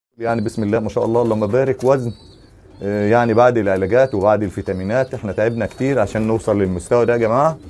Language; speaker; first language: Arabic; native; Arabic